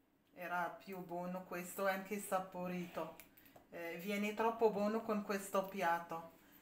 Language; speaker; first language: Italian; non-native, learner; Arabic